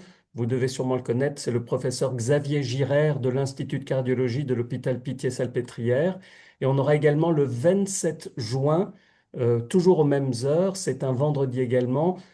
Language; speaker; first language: French; native; French